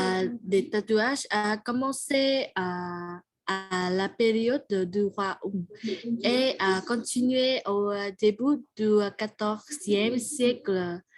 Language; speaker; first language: French; non-native, learner; Vietnamese